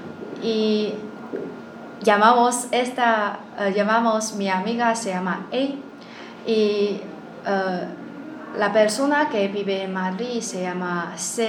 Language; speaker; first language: Spanish; non-native, learner; Chinese